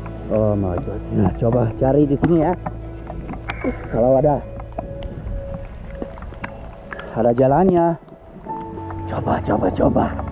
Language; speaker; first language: Indonesian; non-native, fluent; English